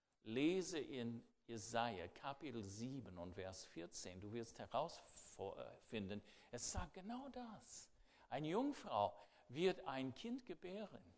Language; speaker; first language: German; non-native, fluent; English